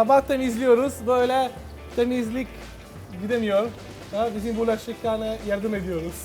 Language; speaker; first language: Turkish; non-native, learner; Italian